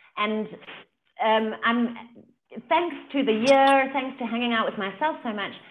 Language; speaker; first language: English; native; English